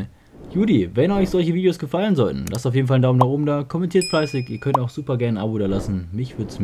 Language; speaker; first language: German; native; German